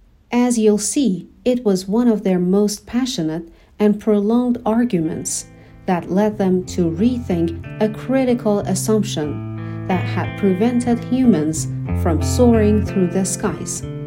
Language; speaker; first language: English; non-native, fluent; Persian